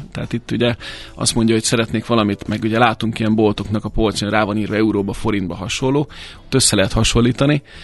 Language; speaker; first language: Hungarian; native; Hungarian